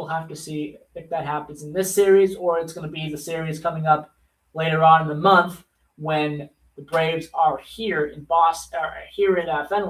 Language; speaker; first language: English; native; English